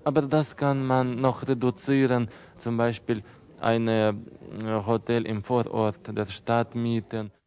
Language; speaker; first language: German; non-native, learner; Russian